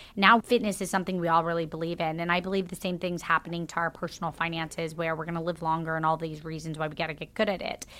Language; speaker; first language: English; native; English